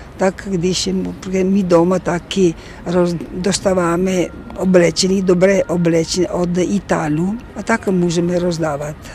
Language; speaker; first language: Czech; non-native, learner; Italian